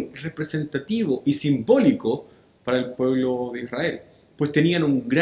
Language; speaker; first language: Spanish; native; Spanish